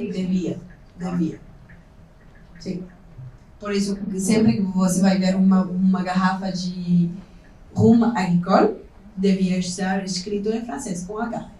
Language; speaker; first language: Portuguese; non-native, fluent; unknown